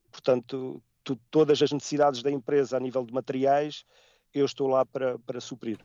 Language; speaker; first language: Portuguese; native; Portuguese